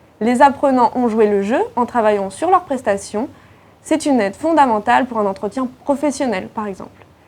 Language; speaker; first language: French; native; French